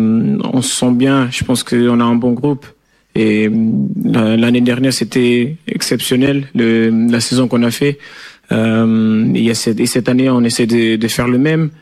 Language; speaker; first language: French; non-native, fluent; Portuguese